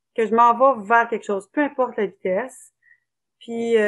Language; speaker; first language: French; native; French